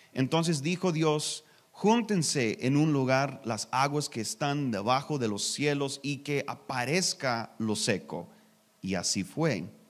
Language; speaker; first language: Spanish; non-native, learner; English